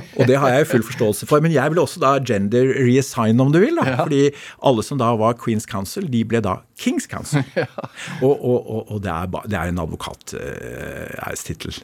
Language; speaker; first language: Norwegian; native; Norwegian